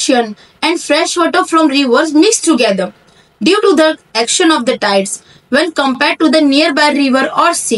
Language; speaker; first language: English; non-native, local second language; Hindi